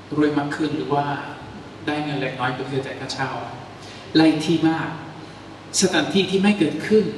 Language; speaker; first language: Thai; non-native, fluent; Italian